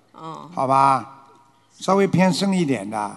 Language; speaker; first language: Chinese; native; Chinese